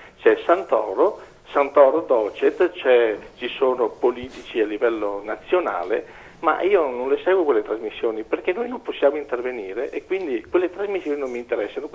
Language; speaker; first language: Italian; native; Italian